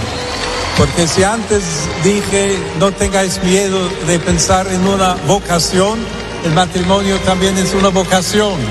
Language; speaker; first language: Spanish; non-native, fluent; English